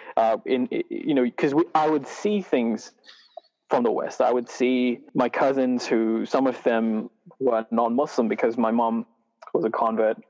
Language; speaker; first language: English; non-native, fluent; Arabic